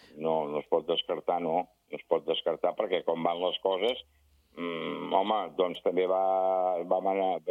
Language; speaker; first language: Catalan; native; Catalan